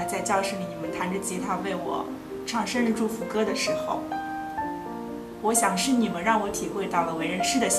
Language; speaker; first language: Chinese; native; Chinese